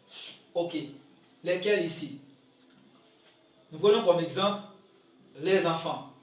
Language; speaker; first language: French; non-native, local second language; Haitian Creole